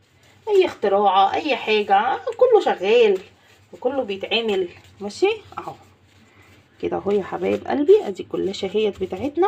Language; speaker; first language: Arabic; native; Arabic